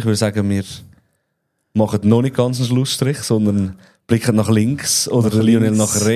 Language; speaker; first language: German; native; German